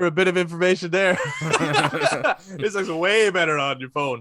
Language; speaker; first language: English; native; English